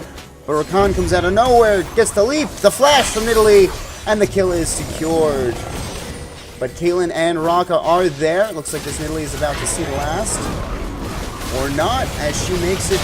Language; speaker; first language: English; native; English